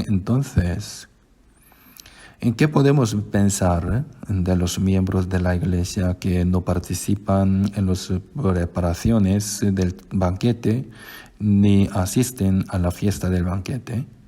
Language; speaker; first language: Spanish; non-native, fluent; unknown